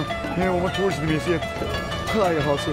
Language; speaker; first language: Chinese; non-native, fluent; Turkish